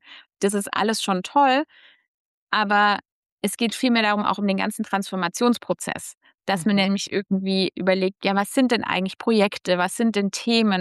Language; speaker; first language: German; native; German